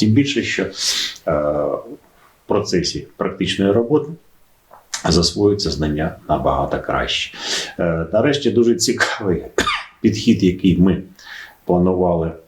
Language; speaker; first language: Ukrainian; native; Ukrainian